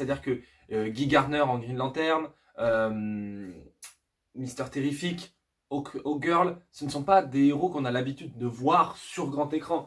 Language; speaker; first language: French; native; French